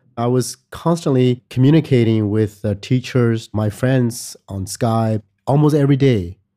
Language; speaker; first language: English; non-native, fluent; Burmese